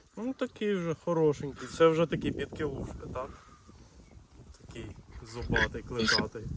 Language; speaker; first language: Ukrainian; non-native, local second language; Russian